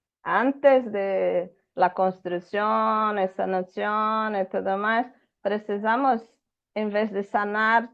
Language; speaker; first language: Spanish; non-native, fluent; Portuguese